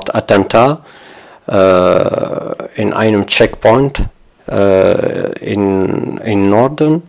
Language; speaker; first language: German; non-native, learner; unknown